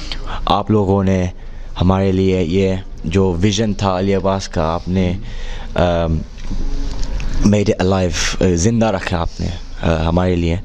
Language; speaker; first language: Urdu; early bilingual, heritage; Urdu